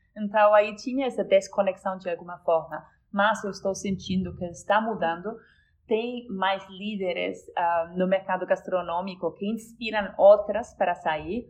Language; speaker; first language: Portuguese; non-native, fluent; Polish